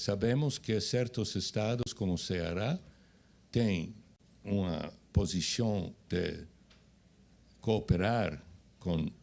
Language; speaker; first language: Portuguese; non-native, fluent; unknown